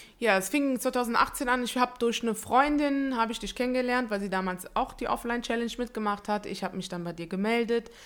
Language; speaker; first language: German; early bilingual, other home language; Italian